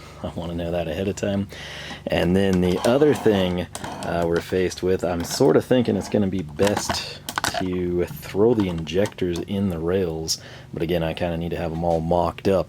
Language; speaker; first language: English; native; English